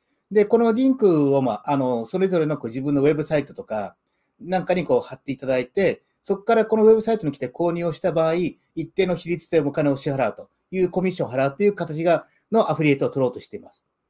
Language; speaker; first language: Japanese; native; Japanese